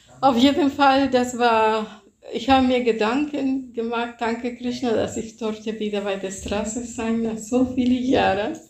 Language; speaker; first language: German; non-native, fluent; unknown